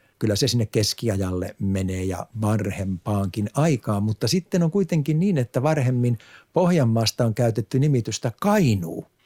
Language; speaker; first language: Finnish; native; Finnish